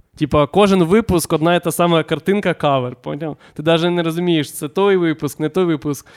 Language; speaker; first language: Ukrainian; native; Ukrainian